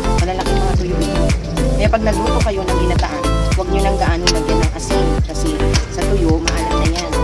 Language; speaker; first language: Filipino; non-native, local second language; Cebuano